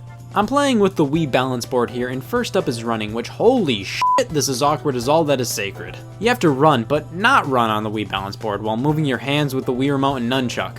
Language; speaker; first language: English; native; English